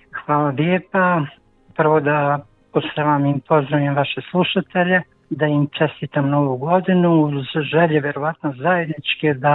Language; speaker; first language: Croatian; native; Croatian